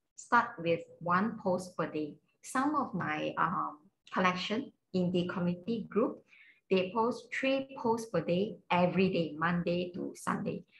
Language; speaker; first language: English; non-native, local second language; Cantonese